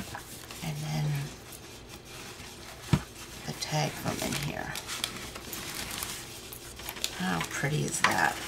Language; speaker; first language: English; native; English